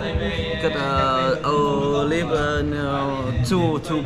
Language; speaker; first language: English; non-native, learner; Vietnamese